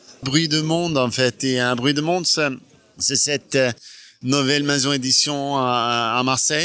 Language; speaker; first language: French; non-native, fluent; Norwegian